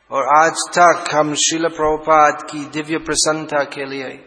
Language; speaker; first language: Hindi; non-native, fluent; English